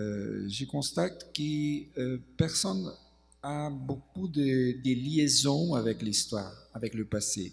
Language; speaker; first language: French; non-native, fluent; Portuguese